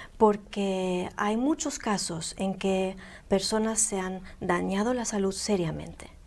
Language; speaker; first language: Spanish; non-native, fluent; Greek